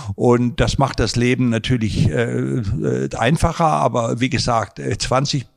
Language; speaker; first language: German; non-native, fluent; Danish